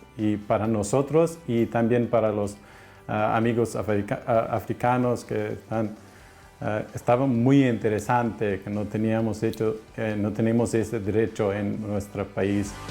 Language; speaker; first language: Spanish; non-native, learner; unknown